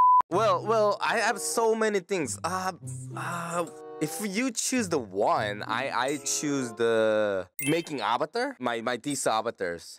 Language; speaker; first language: English; non-native, learner; Korean